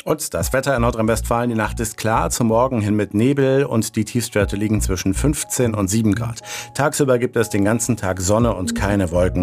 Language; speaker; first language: German; native; German